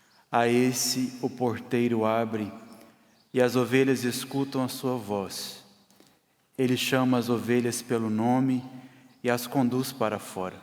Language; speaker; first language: Portuguese; native; Portuguese